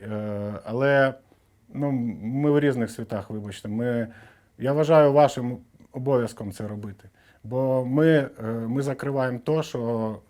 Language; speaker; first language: Ukrainian; non-native, local second language; Russian